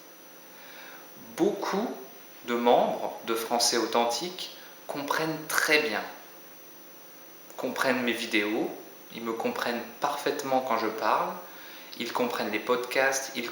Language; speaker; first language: French; native; French